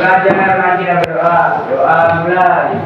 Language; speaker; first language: Malay; native; Malay